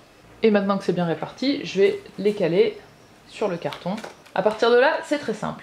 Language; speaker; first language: French; native; French